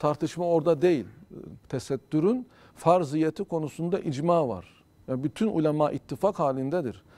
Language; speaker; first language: Turkish; native; Turkish